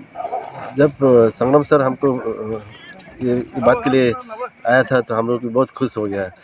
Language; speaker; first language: Hindi; non-native, local second language; Bodo